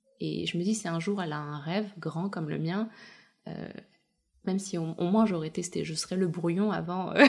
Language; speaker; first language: French; early bilingual, other home language; Russian